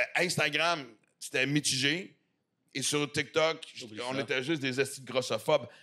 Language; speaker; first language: French; native; French